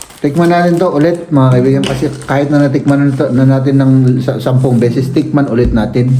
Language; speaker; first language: Filipino; native; Filipino